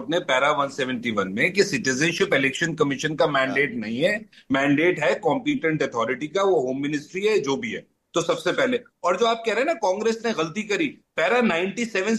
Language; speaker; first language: Hindi; native; Hindi